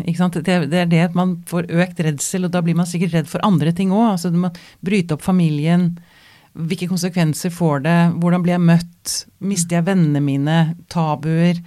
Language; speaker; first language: Norwegian; native; Norwegian